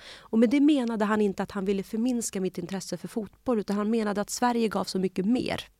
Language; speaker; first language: Swedish; early bilingual, other home language; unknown